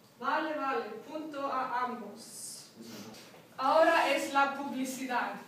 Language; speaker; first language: Spanish; non-native, learner; Swedish